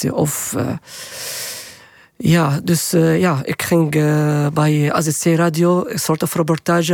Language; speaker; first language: Dutch; non-native, learner; Arabic